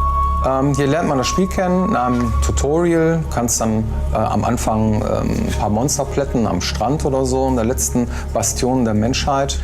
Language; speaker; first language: German; native; German